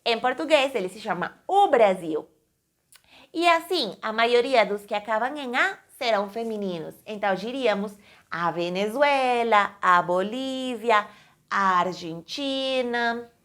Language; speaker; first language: Portuguese; non-native, fluent; Spanish